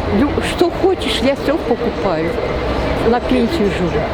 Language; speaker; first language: Russian; non-native, local second language; Tatar